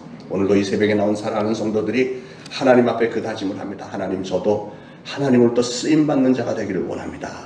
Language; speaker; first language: Korean; native; Korean